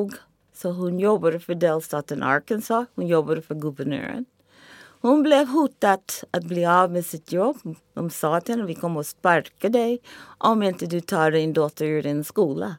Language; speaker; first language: Swedish; non-native, fluent; English